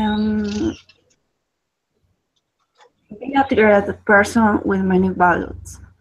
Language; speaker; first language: English; non-native, learner; Spanish